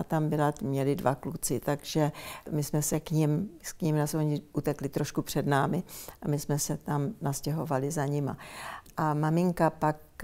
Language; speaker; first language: Czech; early bilingual, heritage; Czech